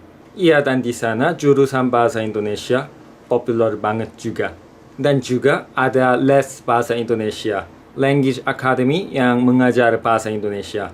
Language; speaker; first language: Indonesian; non-native, fluent; Korean